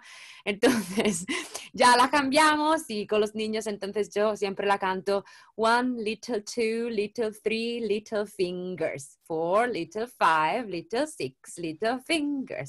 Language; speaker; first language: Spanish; non-native, fluent; Italian